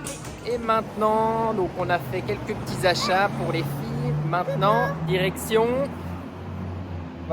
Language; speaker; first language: French; native; French